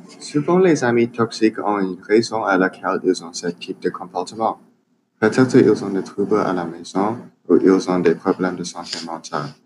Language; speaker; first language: French; non-native, learner; English